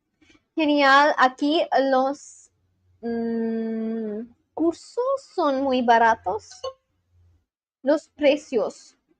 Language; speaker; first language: Spanish; non-native, learner; Bangla